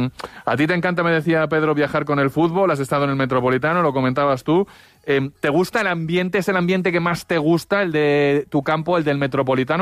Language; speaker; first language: Spanish; native; Spanish